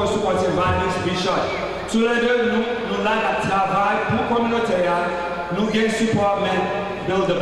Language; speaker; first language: French; non-native, local second language; Haitian Creole